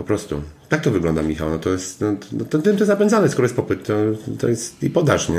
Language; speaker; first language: Polish; native; Polish